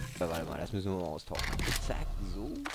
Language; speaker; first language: German; native; German